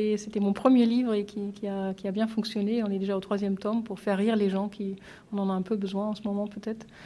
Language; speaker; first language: French; non-native, fluent; German